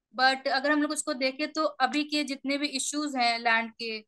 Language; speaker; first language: Hindi; native; Hindi